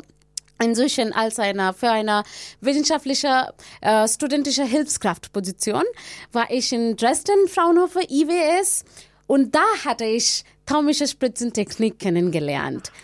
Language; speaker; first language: German; non-native, learner; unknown